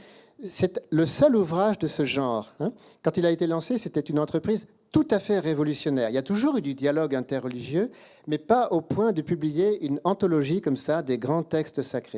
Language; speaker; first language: French; native; French